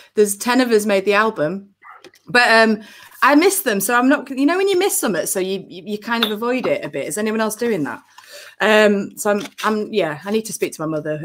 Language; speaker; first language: English; native; English